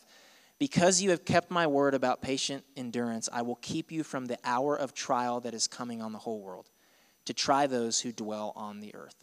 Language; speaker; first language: English; native; English